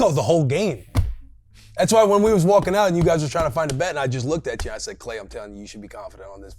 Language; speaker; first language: English; native; English